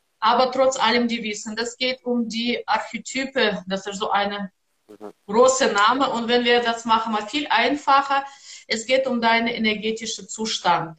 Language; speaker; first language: German; non-native, learner; Russian